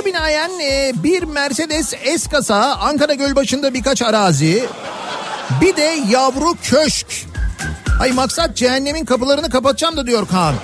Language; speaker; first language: Turkish; native; Turkish